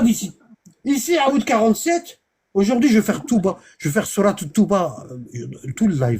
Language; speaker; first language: French; native; French